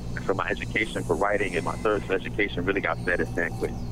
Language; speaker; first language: English; native; English